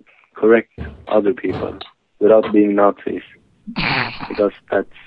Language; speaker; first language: English; non-native, fluent; Swedish